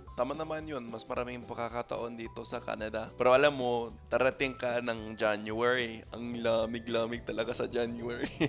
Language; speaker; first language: Filipino; non-native, fluent; Spanish